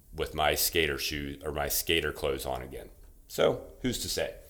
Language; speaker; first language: English; native; English